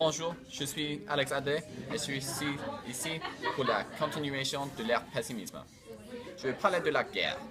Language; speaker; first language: French; non-native, learner; English